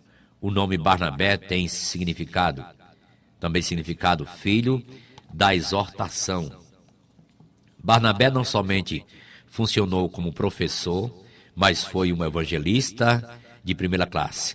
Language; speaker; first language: Portuguese; native; Portuguese